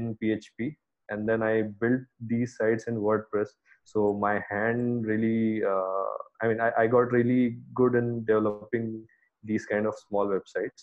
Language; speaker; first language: English; non-native, local second language; Hindi